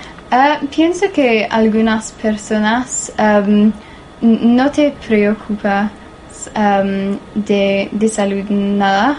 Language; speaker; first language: Spanish; non-native, learner; English